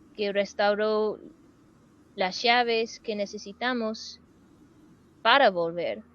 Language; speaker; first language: Spanish; non-native, fluent; English